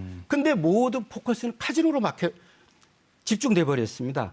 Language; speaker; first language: Korean; native; Korean